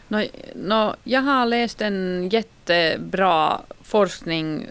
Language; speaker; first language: Swedish; non-native, local second language; Finnish